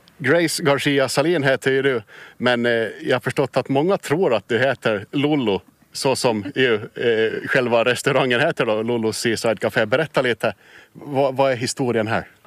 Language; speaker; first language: Swedish; native; Swedish